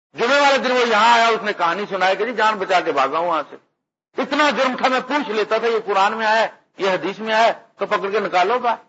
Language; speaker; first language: Urdu; non-native, local second language; Punjabi